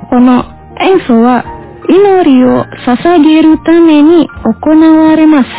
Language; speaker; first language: Japanese; non-native, fluent; Indonesian